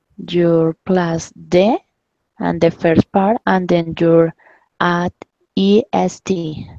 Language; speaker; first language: English; non-native, learner; Spanish